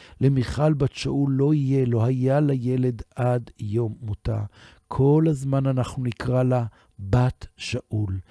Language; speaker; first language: Hebrew; native; Hebrew